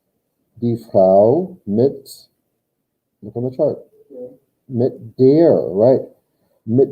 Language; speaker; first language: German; non-native, fluent; English